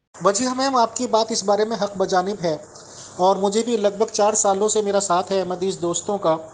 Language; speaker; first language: Urdu; native; Urdu